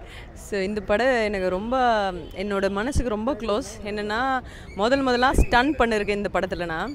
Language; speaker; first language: Tamil; non-native, fluent; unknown